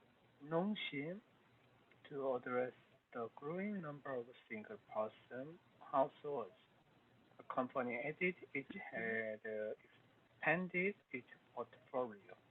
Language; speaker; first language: English; non-native, learner; Korean